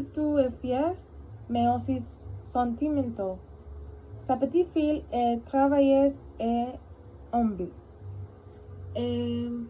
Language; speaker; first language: French; non-native, learner; Spanish